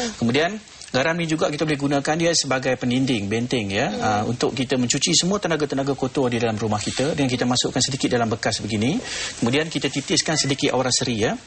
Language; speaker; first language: Malay; native; Malay